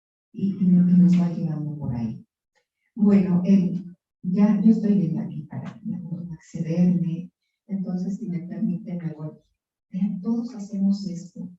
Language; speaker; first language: Spanish; native; Spanish